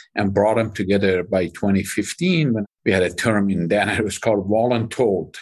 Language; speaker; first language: English; non-native, fluent; Persian